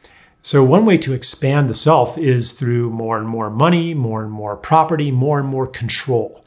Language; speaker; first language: English; native; English